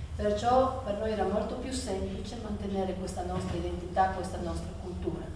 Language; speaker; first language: Italian; early bilingual, heritage; Italian